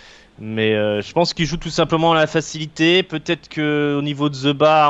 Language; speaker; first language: French; native; French